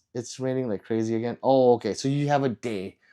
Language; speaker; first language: English; native; English